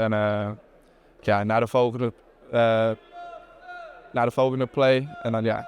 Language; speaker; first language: Dutch; non-native, fluent; English